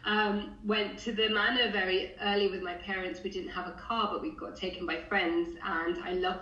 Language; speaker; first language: English; native; English